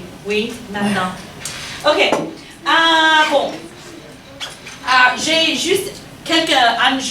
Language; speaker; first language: French; non-native, fluent; English